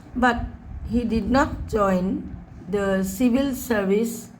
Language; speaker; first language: English; non-native, local second language; Assamese